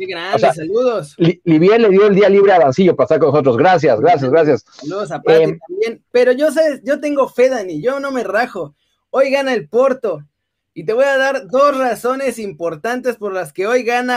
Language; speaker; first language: Spanish; native; Spanish